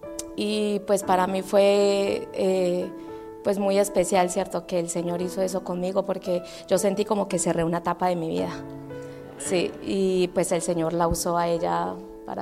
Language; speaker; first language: Spanish; native; Spanish